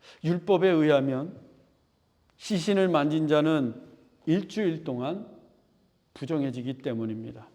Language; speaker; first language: Korean; native; Korean